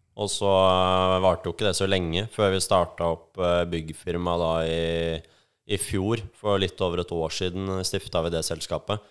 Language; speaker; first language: Norwegian; native; Norwegian